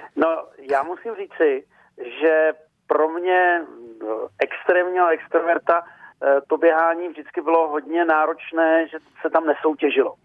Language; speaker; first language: Czech; native; Czech